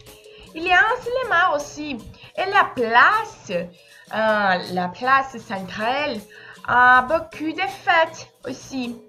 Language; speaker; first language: French; non-native, learner; Portuguese